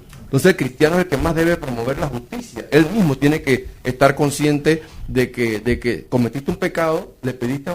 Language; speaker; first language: Spanish; native; Spanish